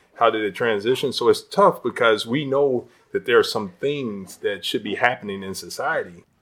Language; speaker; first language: English; native; English